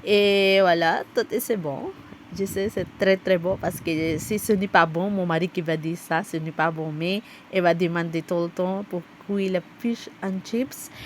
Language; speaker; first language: French; non-native, learner; Cebuano